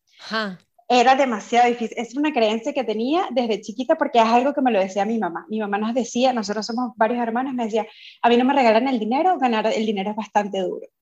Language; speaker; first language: Spanish; native; Spanish